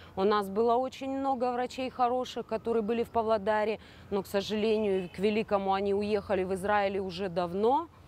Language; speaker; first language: Russian; native; Russian